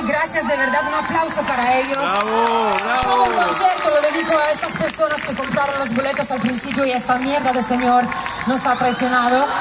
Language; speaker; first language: Spanish; non-native, fluent; Italian